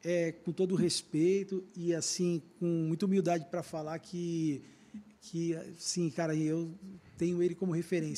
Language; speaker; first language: Portuguese; native; Portuguese